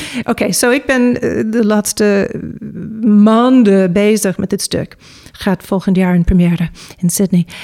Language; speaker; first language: Dutch; non-native, fluent; English